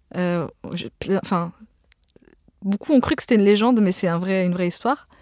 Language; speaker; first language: French; early bilingual, other home language; Arabic